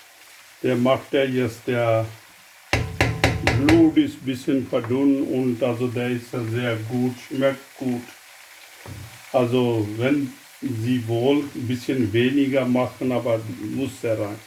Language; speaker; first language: German; non-native, learner; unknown